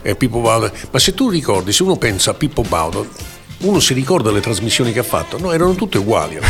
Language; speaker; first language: Italian; early bilingual, heritage; Italian